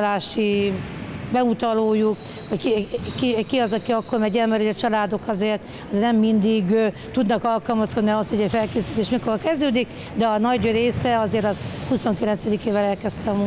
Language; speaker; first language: Hungarian; native; Hungarian